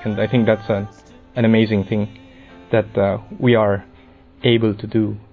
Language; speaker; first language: English; non-native, local second language; Filipino